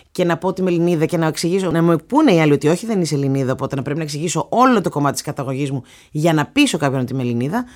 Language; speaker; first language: Greek; native; Greek